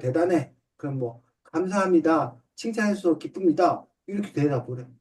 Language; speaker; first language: Korean; native; Korean